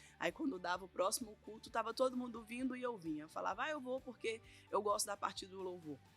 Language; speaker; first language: Portuguese; native; Portuguese